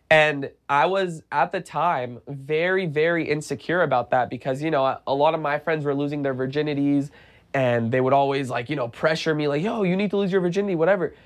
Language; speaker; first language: English; native; English